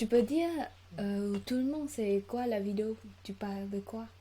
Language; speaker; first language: French; non-native, learner; Khmer